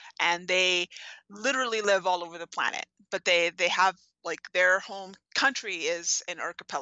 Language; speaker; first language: English; native; English